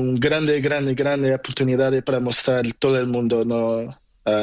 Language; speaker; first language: Spanish; non-native, learner; Portuguese